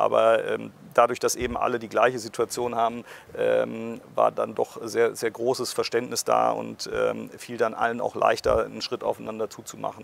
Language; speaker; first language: German; native; German